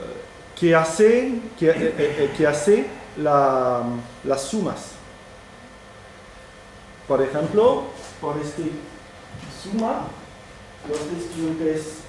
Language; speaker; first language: Spanish; non-native, fluent; French